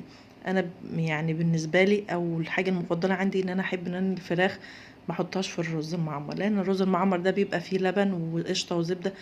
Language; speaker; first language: Arabic; native; Arabic